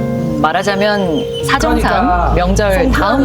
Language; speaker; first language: Korean; native; Korean